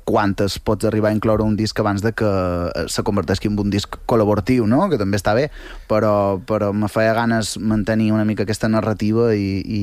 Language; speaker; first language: Catalan; native; Catalan